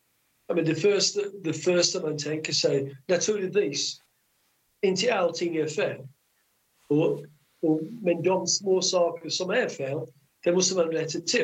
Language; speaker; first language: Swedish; non-native, fluent; English